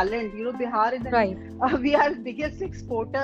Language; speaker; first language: English; non-native, local second language; Hindi